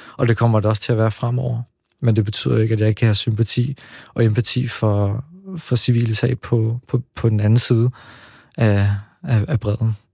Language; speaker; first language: Danish; early bilingual, other home language; Hebrew